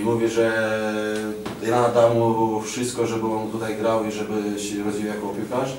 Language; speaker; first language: Polish; non-native, learner; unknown